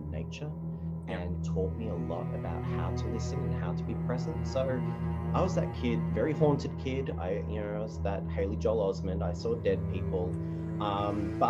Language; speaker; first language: English; native; English